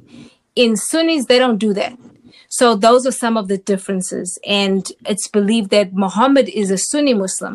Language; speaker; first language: English; native; English